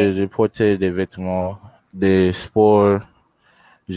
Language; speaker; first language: French; non-native, learner; English